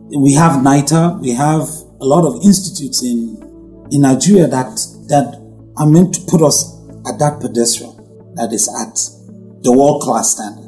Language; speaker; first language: English; non-native, local second language; Hausa